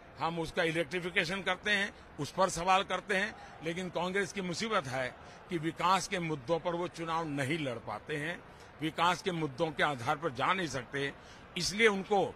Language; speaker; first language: Hindi; non-native, local second language; Gujarati